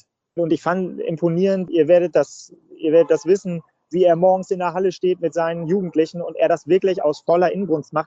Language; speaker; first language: German; native; German